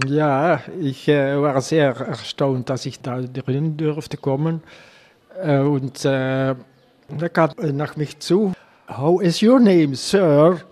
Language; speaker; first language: German; non-native, learner; Dutch